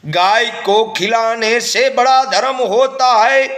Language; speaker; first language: Hindi; non-native, local second language; Gujarati